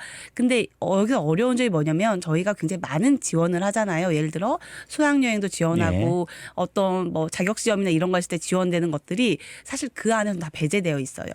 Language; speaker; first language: Korean; native; Korean